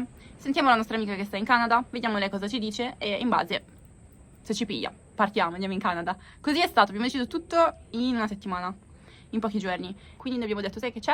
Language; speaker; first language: Italian; native; Italian